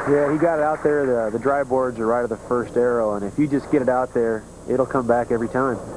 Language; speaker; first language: English; native; English